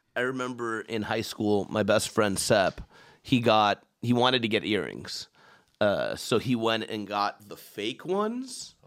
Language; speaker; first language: English; early bilingual, other home language; Persian